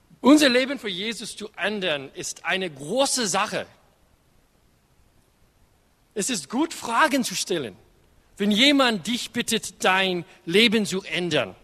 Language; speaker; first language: German; non-native, learner; English